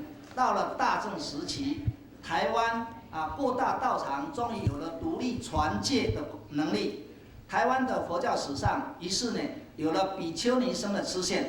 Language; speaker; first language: Chinese; native; Chinese